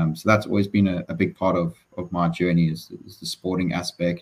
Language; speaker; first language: English; native; English